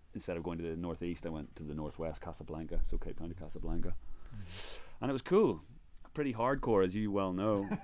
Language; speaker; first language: English; native; English